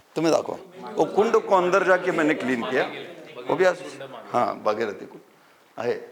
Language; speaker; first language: Hindi; non-native, local second language; Marathi